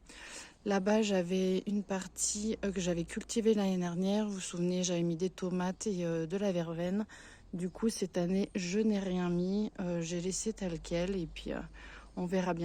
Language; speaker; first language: French; native; French